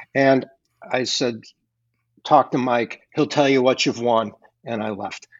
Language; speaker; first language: English; native; English